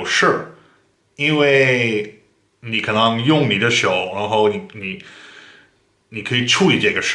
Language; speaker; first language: Chinese; non-native, fluent; Dutch